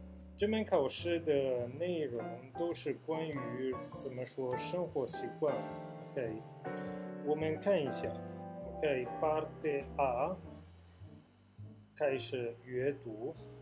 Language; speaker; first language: Chinese; non-native, fluent; Italian